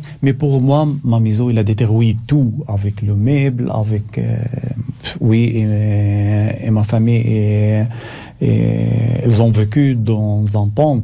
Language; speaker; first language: French; non-native, learner; Arabic